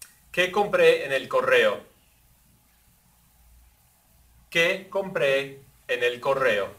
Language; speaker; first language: Spanish; non-native, fluent; English